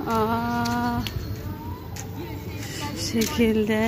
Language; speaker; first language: Turkish; native; Turkish